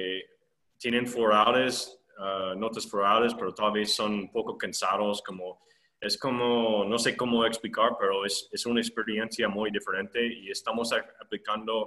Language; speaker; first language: Spanish; non-native, fluent; English